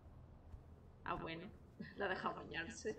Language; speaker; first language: Spanish; native; Spanish